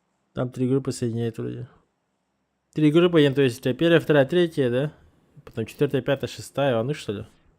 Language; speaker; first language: Russian; non-native, local second language; Yakut